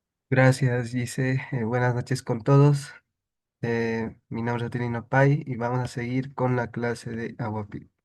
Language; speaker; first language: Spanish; non-native, local second language; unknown